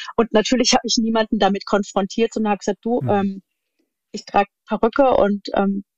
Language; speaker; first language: German; native; German